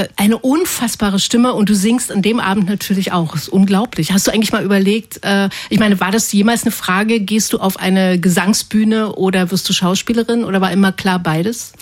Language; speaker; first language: German; native; German